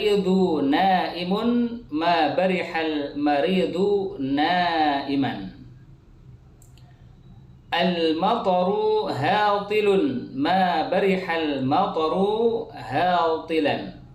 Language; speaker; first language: Arabic; non-native, fluent; Indonesian